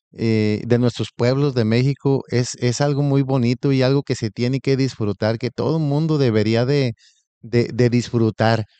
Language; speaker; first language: Spanish; native; Spanish